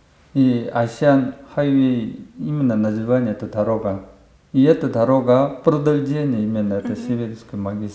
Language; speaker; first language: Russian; non-native, learner; Korean